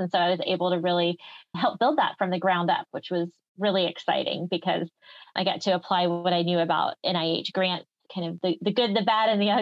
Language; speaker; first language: English; native; English